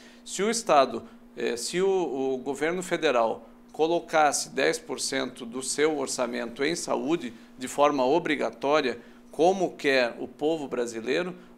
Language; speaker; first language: Portuguese; native; Portuguese